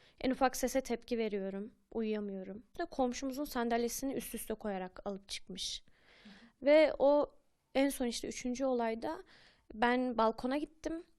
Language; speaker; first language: Turkish; native; Turkish